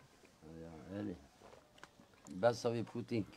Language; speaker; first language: German; non-native, learner; Turkish